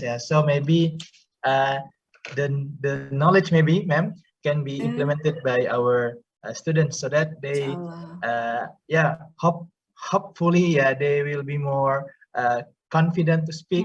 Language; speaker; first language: English; non-native, fluent; Indonesian